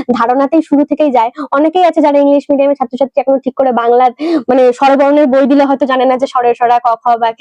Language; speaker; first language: Bangla; native; Bangla